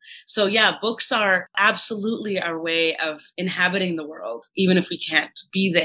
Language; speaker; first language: English; early bilingual, other home language; Telugu